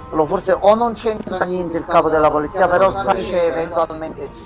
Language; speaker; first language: Italian; native; Italian